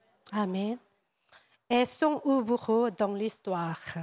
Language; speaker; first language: French; non-native, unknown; Korean